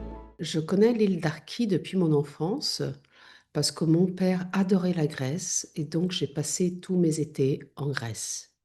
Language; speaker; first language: French; non-native, fluent; Italian